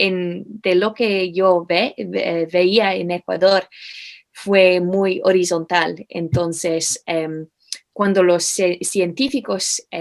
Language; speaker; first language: Spanish; non-native, fluent; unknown